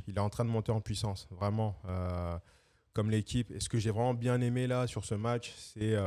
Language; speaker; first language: French; native; French